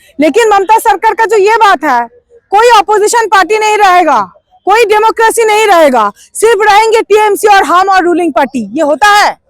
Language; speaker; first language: Hindi; non-native, local second language; Bangla